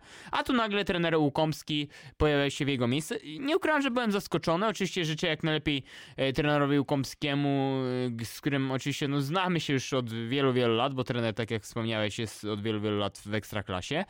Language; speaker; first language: Polish; native; Polish